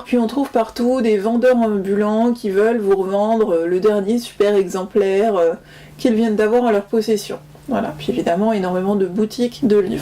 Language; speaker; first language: French; native; French